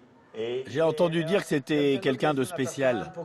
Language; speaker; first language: French; native; French